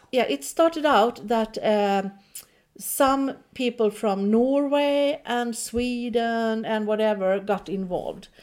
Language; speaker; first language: English; non-native, fluent; Swedish